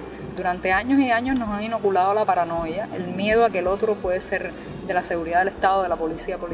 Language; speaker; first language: Spanish; native; Spanish